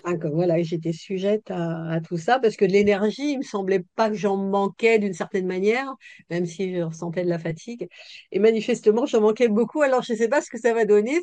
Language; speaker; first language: French; native; French